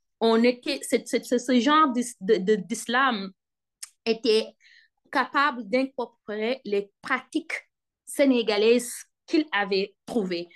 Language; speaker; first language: French; non-native, local second language; Wolof